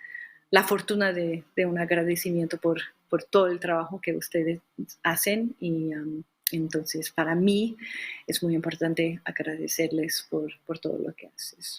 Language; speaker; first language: Spanish; non-native, fluent; English